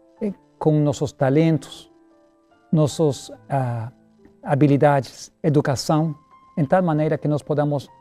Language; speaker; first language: Portuguese; non-native, learner; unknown